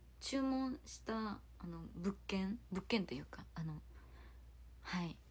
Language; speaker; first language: Japanese; non-native, fluent; Korean